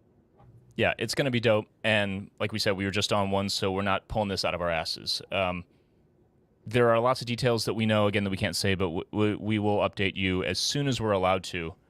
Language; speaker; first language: English; native; English